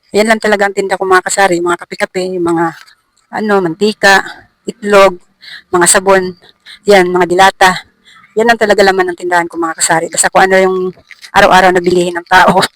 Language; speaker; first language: Filipino; non-native, local second language; Cebuano